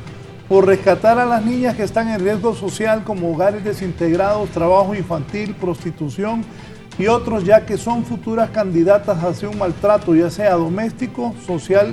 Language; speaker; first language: Spanish; native; Spanish